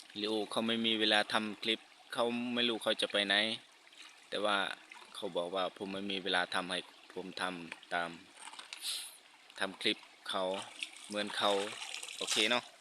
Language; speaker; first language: Thai; non-native, local second language; Lao